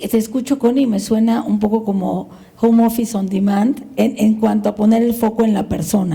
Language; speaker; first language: Spanish; native; Spanish